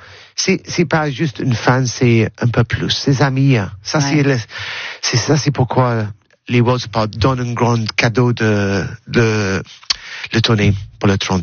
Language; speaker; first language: French; non-native, learner; English